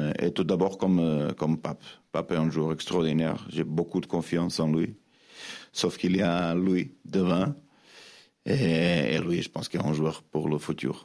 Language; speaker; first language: French; non-native, fluent; Portuguese